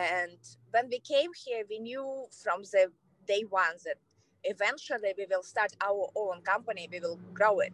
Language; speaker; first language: English; non-native, fluent; Kazakh